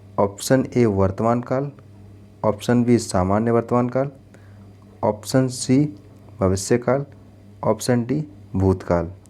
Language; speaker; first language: Hindi; native; Hindi